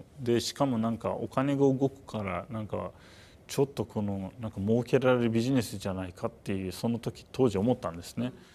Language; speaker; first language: Japanese; non-native, fluent; Turkish